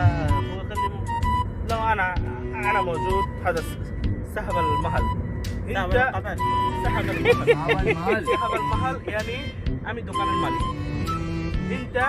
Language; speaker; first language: Arabic; non-native, learner; Bangla